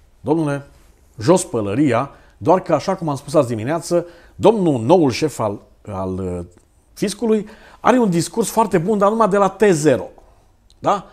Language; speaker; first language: Romanian; native; Romanian